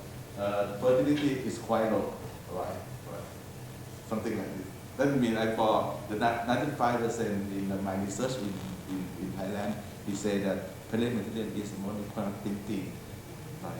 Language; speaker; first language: English; non-native, learner; Thai